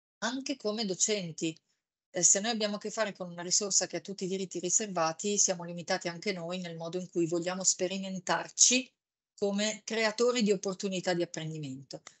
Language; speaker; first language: Italian; native; Italian